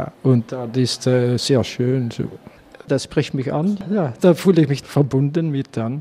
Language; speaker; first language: German; non-native, learner; Dutch